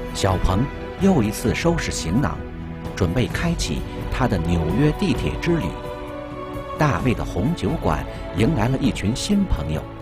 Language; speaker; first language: Chinese; native; Chinese